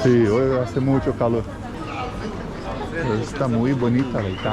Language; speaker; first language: Spanish; non-native, fluent; Portuguese